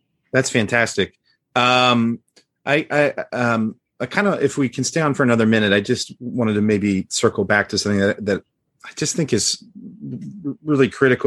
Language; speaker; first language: English; early bilingual, other home language; Spanish